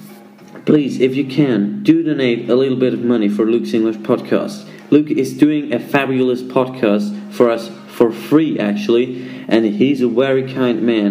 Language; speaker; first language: English; non-native, fluent; Swiss German